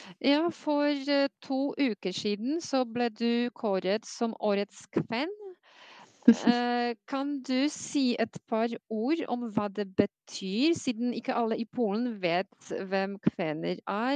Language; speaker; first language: Norwegian; non-native, fluent; Polish